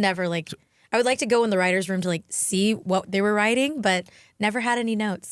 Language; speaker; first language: English; native; English